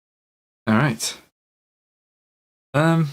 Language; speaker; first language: English; native; English